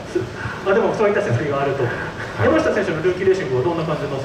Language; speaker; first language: Japanese; native; Japanese